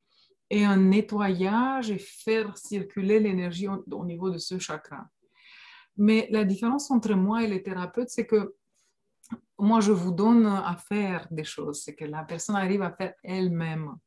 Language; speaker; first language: French; non-native, fluent; Romanian